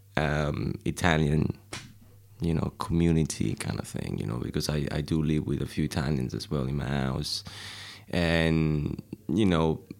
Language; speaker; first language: English; non-native, fluent; Italian